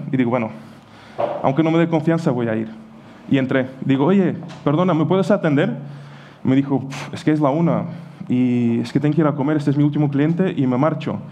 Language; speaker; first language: Spanish; non-native, fluent; Ukrainian